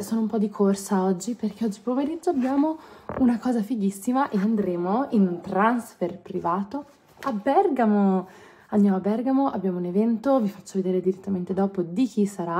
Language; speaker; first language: Italian; native; Italian